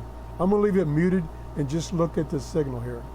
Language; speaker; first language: English; native; English